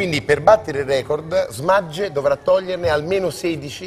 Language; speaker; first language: Italian; native; Italian